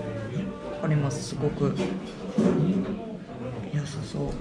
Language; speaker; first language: Japanese; non-native, learner; French